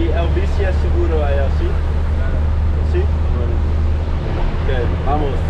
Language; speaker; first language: Spanish; non-native, learner; Dutch